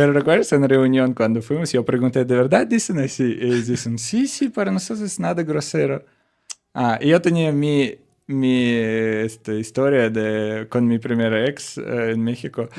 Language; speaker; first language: Spanish; non-native, learner; Russian